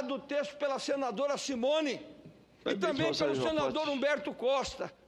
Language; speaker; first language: Portuguese; native; Portuguese